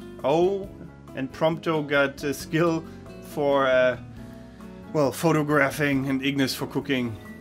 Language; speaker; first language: English; non-native, fluent; German